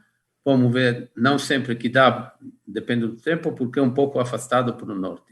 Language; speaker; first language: Portuguese; non-native, fluent; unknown